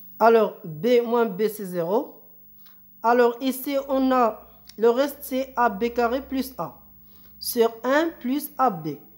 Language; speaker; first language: French; non-native, local second language; Arabic